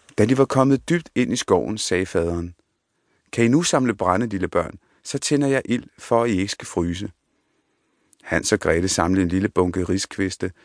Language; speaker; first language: Danish; early bilingual, other home language; Punjabi